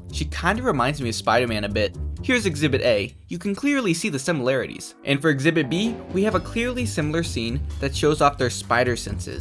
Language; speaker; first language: English; native; English